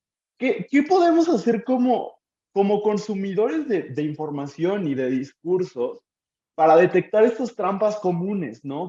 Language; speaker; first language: Spanish; native; Spanish